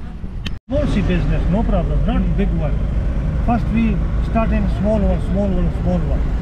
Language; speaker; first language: English; non-native, learner; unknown